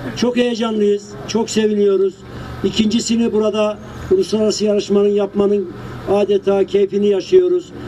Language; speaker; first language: Turkish; native; Turkish